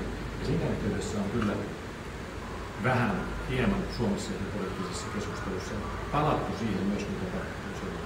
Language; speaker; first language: Finnish; native; Finnish